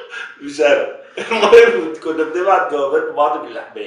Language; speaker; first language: Arabic; native; Arabic